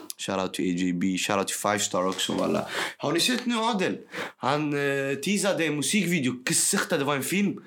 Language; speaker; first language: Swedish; native; Swedish